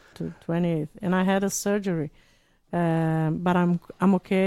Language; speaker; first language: English; non-native, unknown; Portuguese